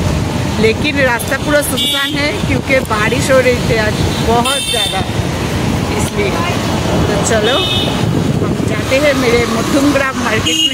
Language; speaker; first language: Hindi; non-native, local second language; Bangla